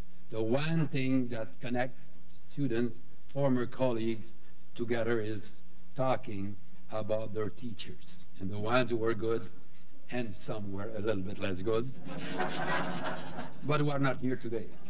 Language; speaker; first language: English; non-native, fluent; French